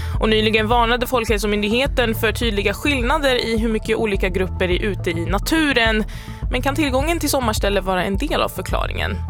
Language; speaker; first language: Swedish; native; Swedish